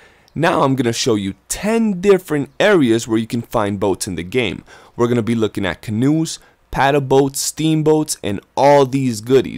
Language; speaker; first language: English; native; English